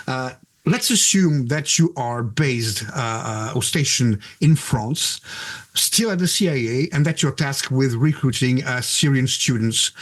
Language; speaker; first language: English; non-native, fluent; French